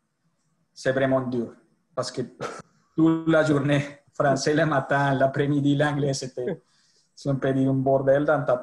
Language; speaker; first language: French; non-native, fluent; Spanish